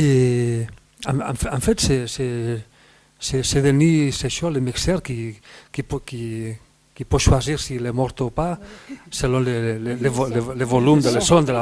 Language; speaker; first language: French; non-native, fluent; Spanish